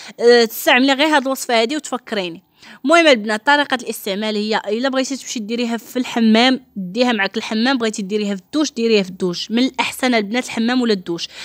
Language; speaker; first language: Arabic; native; Arabic